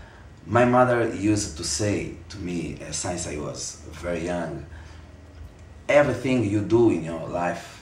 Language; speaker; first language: English; non-native, fluent; Portuguese